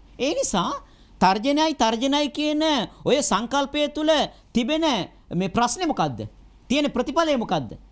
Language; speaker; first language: Sinhala; non-native, local second language; Tamil